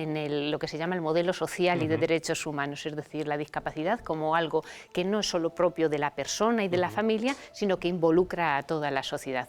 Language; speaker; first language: Spanish; native; Spanish